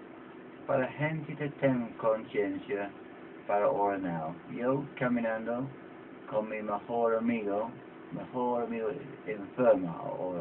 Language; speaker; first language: Spanish; non-native, learner; English